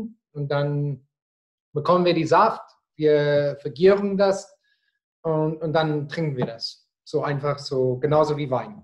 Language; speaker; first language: German; non-native, fluent; Afrikaans